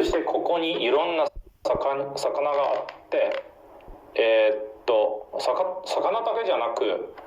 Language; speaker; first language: Japanese; non-native, fluent; Chinese